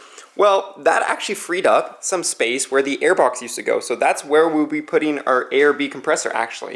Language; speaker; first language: English; native; English